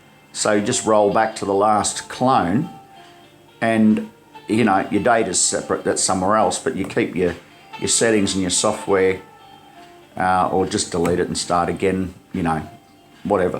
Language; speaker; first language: English; native; English